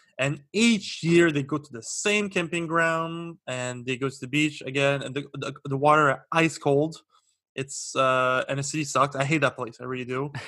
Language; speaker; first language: English; non-native, local second language; French